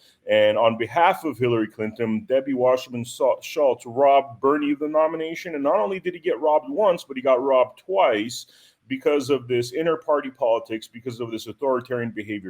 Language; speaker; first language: English; native; English